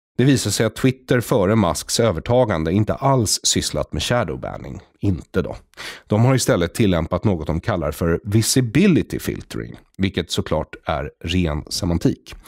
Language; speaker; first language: Swedish; native; Swedish